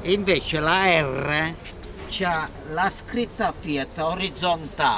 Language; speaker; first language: Italian; native; Italian